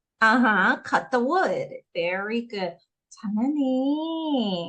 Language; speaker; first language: English; non-native, fluent; Korean